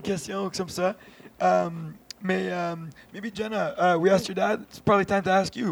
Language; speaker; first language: English; native; English